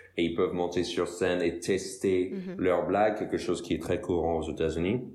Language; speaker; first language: French; non-native, fluent; English